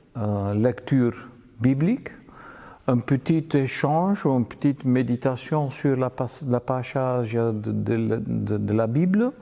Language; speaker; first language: French; non-native, local second language; Dutch